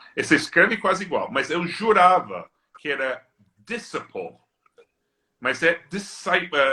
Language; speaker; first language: Portuguese; non-native, fluent; English